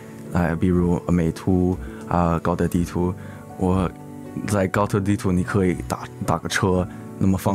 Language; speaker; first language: Chinese; early bilingual, heritage; English